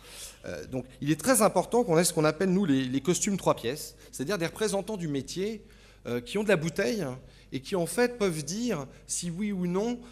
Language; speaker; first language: French; native; French